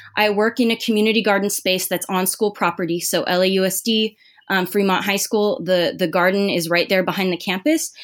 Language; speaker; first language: English; native; English